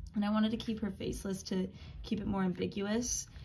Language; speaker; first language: English; native; English